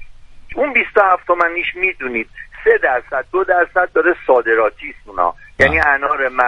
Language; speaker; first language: Persian; native; Persian